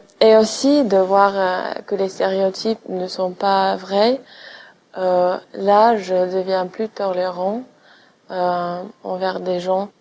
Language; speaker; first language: French; non-native, fluent; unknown